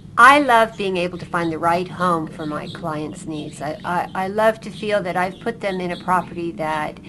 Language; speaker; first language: English; native; English